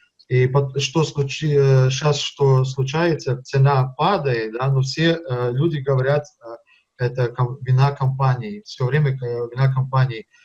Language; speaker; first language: Russian; early bilingual, heritage; Russian